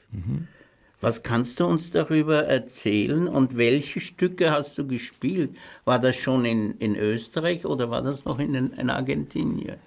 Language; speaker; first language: German; native; German